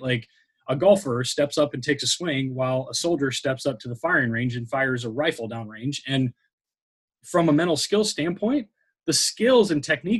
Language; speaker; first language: English; native; English